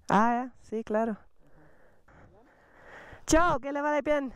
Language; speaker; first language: Spanish; non-native, learner; Dutch